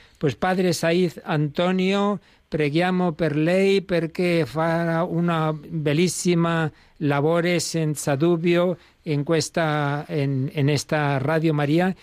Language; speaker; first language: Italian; non-native, learner; Spanish